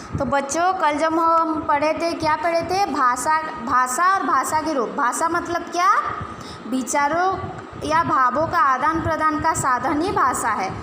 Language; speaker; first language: Hindi; non-native, local second language; Odia